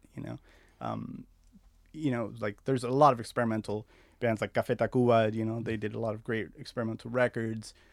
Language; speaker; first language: English; early bilingual, other home language; Spanish